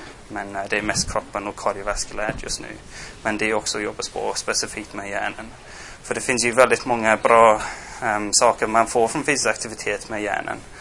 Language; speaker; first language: Swedish; non-native, fluent; English